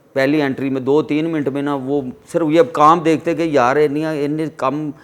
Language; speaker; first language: Urdu; non-native, local second language; Punjabi